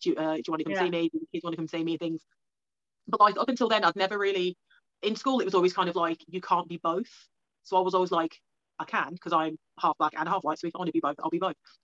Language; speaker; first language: English; native; English